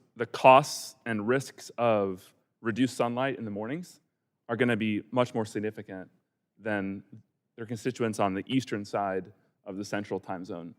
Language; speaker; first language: English; native; English